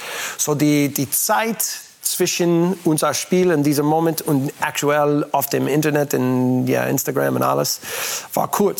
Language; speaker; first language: German; non-native, learner; English